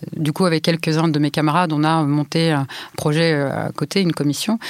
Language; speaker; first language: French; native; French